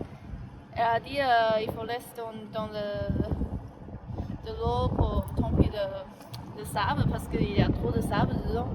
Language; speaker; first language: French; non-native, learner; Chinese